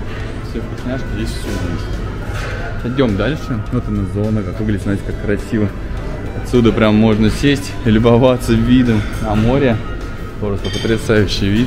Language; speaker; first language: Russian; native; Russian